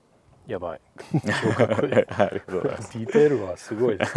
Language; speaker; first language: Japanese; non-native, fluent; English